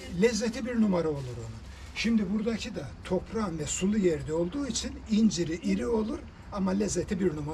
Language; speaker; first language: Turkish; native; Turkish